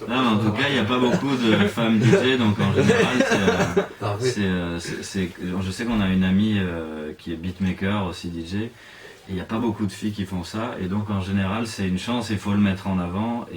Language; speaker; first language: French; native; French